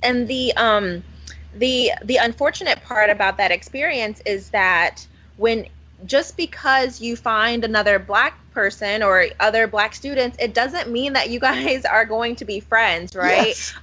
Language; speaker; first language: English; native; English